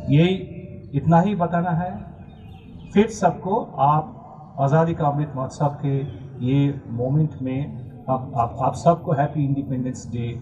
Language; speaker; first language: Hindi; non-native, local second language; Bangla